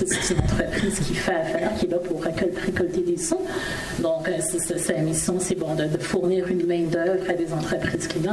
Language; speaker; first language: French; native; French